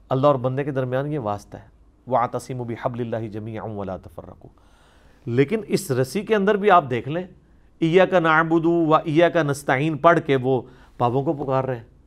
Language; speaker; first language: Urdu; non-native, local second language; Punjabi